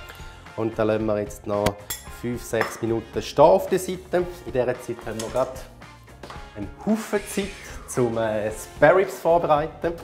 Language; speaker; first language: German; native; German